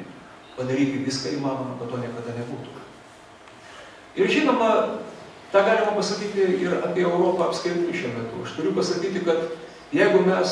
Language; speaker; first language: Lithuanian; native; Lithuanian